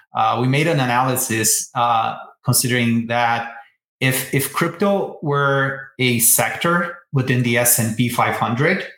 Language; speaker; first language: English; non-native, fluent; Portuguese